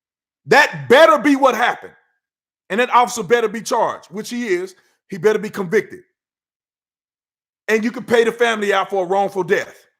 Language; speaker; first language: English; native; English